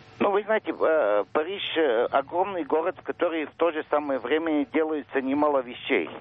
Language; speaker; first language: Russian; early bilingual, heritage; Russian